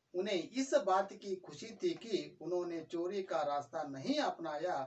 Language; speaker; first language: Hindi; non-native, local second language; Kannada